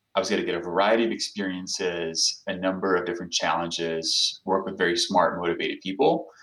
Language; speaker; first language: English; non-native, fluent; Portuguese